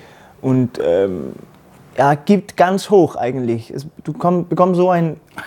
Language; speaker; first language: German; non-native, learner; Danish